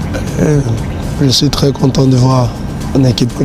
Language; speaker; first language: French; non-native, fluent; Portuguese